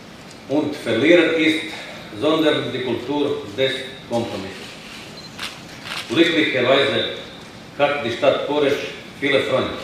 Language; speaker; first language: German; non-native, fluent; Croatian